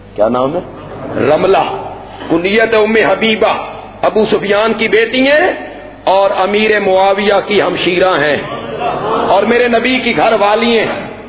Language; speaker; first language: Urdu; non-native, local second language; Punjabi